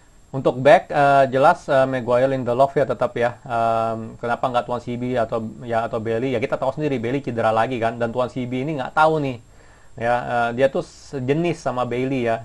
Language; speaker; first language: Indonesian; native; Indonesian